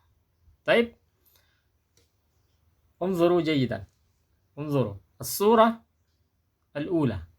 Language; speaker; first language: Arabic; non-native, fluent; Indonesian